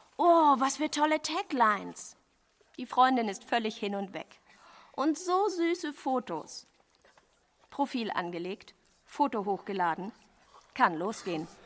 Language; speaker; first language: German; native; German